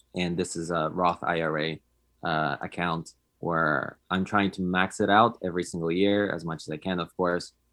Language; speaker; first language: English; non-native, fluent; Polish